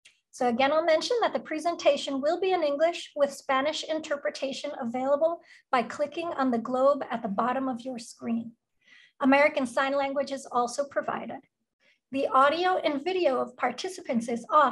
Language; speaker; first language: English; native; English